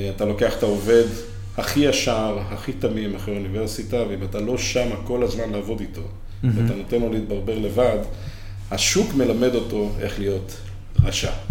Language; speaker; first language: Hebrew; native; Hebrew